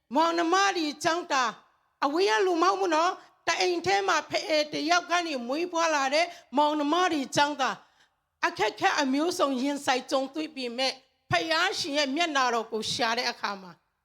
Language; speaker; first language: Burmese; non-native, local second language; Tedim Chin